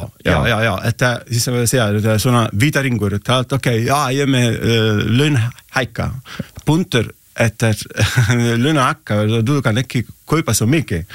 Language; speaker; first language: Icelandic; non-native, learner; Italian